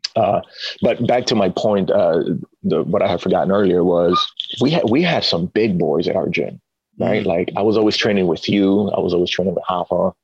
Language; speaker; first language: English; early bilingual, other home language; Spanish